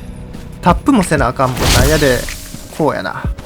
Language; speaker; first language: Japanese; native; Japanese